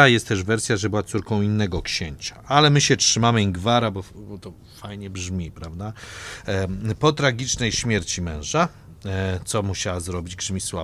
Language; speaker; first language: Polish; native; Polish